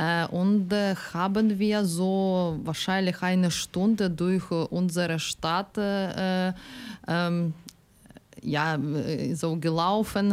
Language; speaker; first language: German; non-native, learner; Ukrainian